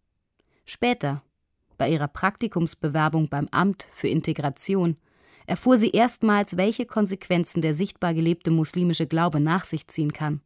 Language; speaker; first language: German; native; German